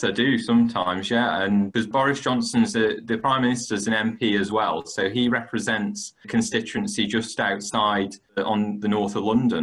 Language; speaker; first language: English; native; English